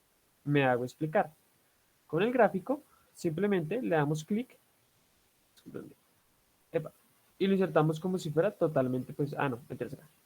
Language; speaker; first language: Spanish; native; Spanish